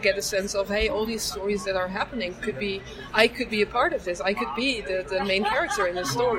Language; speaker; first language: English; non-native, fluent; Dutch